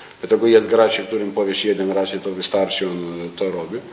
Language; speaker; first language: Polish; non-native, learner; Lithuanian